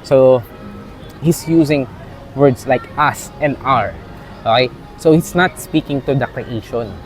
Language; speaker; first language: English; non-native, local second language; Filipino